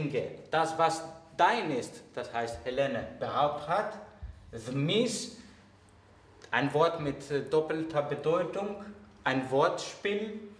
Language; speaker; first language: German; non-native, fluent; Greek